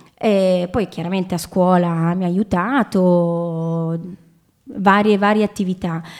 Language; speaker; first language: Italian; native; Italian